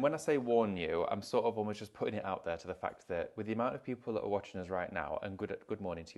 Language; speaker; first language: English; native; English